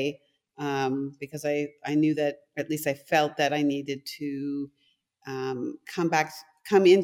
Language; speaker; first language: English; non-native, fluent; German